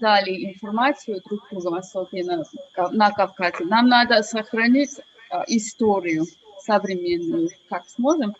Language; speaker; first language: Russian; non-native, fluent; English